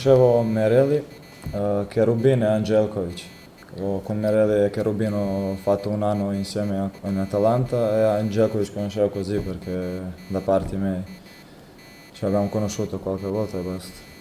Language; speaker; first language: Italian; non-native, fluent; Croatian